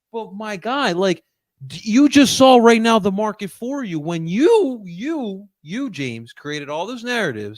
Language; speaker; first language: English; native; English